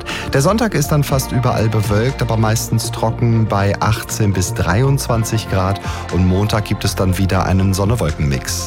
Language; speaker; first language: German; native; German